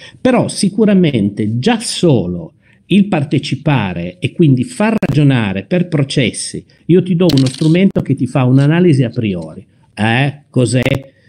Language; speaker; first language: Italian; native; Italian